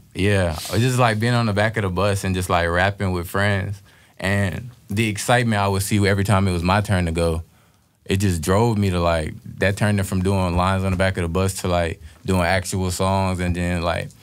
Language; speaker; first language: English; native; English